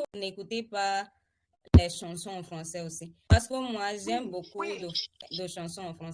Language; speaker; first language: French; non-native, fluent; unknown